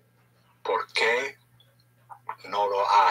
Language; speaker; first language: Spanish; non-native, learner; English